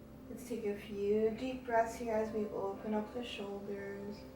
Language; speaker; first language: English; native; English